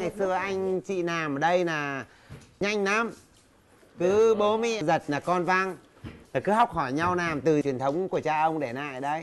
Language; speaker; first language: Vietnamese; native; Vietnamese